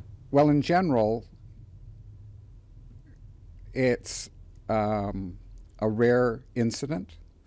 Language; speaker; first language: English; native; English